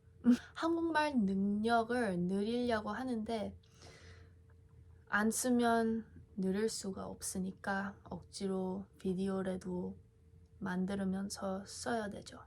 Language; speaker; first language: Korean; early bilingual, heritage; English